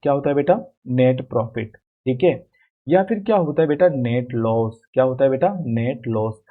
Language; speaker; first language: Hindi; native; Hindi